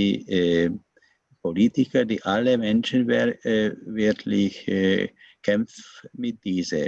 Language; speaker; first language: German; non-native, learner; Hungarian